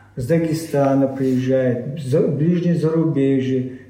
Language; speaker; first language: Russian; non-native, local second language; Chechen